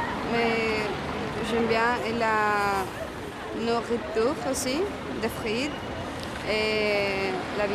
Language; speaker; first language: French; non-native, learner; Spanish